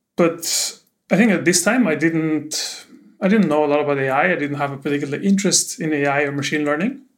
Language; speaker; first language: English; non-native, fluent; German